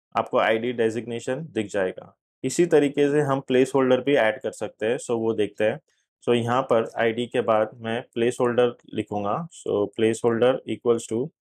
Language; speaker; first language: Hindi; native; Hindi